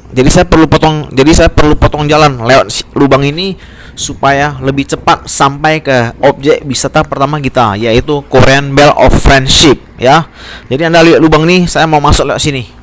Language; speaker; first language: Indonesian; native; Indonesian